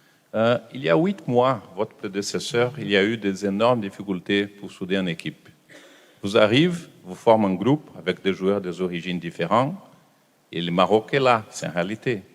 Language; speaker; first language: French; non-native, fluent; Portuguese